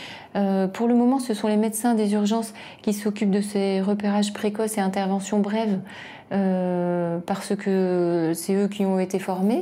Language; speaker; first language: French; native; French